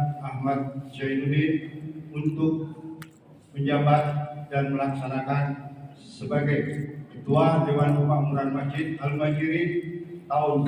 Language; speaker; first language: Indonesian; native; Indonesian